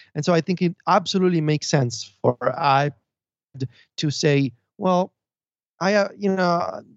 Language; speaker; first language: English; non-native, fluent; Italian